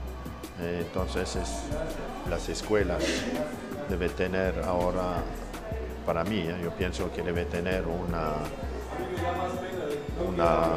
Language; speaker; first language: Spanish; non-native, fluent; French